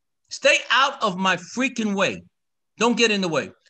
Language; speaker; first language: English; early bilingual, other home language; Spanish